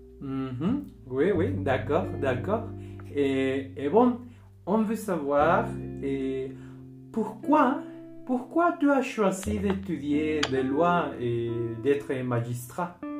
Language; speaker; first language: French; non-native, fluent; Spanish